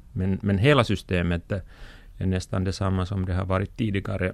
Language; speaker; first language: Swedish; non-native, local second language; Finnish